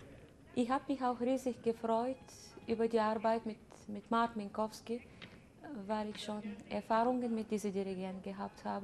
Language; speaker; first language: German; non-native, fluent; Bulgarian